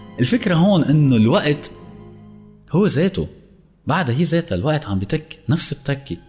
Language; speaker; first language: Arabic; native; Arabic